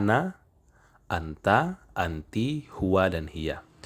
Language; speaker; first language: Arabic; non-native, fluent; Indonesian